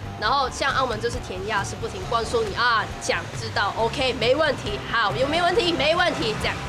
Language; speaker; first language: Chinese; non-native, local second language; Cantonese